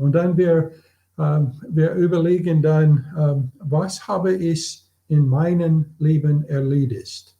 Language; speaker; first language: German; non-native, fluent; English